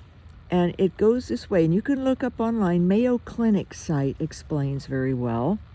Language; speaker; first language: English; native; English